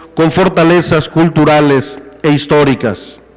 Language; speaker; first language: Spanish; native; Spanish